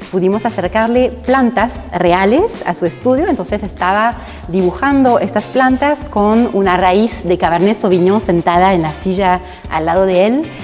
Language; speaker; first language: Spanish; non-native, fluent; French